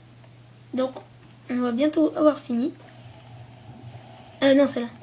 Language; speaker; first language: French; native; French